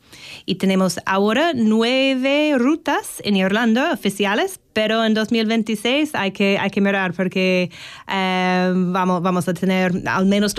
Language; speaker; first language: Spanish; non-native, learner; English